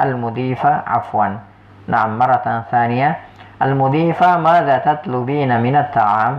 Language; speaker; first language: Arabic; non-native, fluent; Indonesian